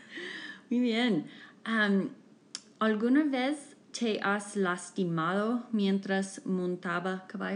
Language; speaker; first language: Spanish; non-native, fluent; English